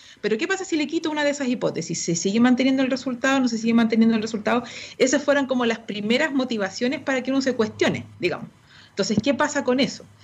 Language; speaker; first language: Spanish; native; Spanish